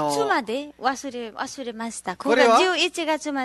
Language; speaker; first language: Japanese; non-native, learner; Nepali